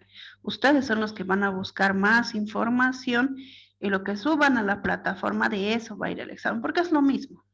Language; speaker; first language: Spanish; native; Spanish